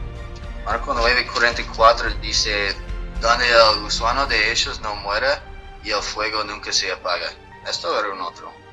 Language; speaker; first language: Spanish; non-native, fluent; English